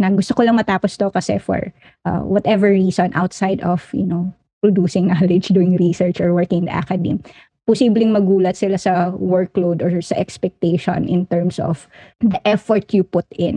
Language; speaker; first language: English; non-native, local second language; Waray